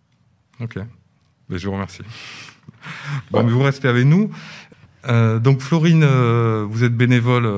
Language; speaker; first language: French; native; French